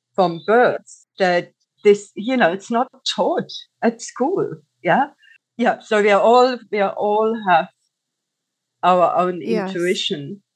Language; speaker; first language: English; non-native, fluent; German